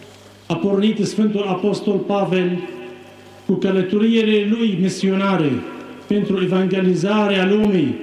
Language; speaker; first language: Romanian; non-native, fluent; Arabic